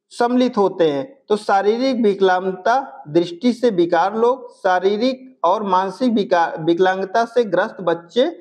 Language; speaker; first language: Hindi; native; Hindi